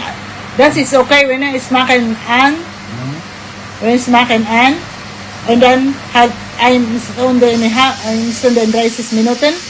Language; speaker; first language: German; non-native, learner; Filipino